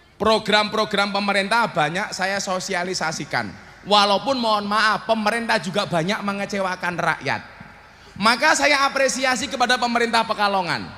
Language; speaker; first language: Indonesian; non-native, local second language; Javanese